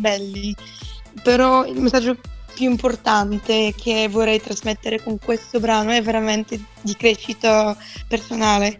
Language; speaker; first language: Italian; non-native, fluent; Bulgarian